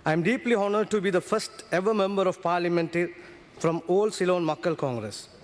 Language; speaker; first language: English; non-native, local second language; Tamil